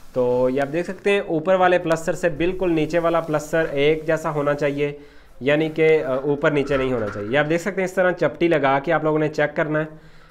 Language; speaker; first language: Urdu; non-native, local second language; Punjabi